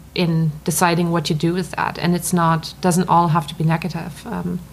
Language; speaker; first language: English; non-native, fluent; German